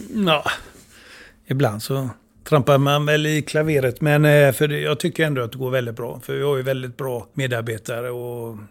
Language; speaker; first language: Swedish; native; Swedish